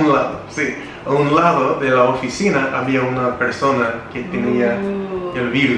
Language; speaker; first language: Spanish; non-native, learner; English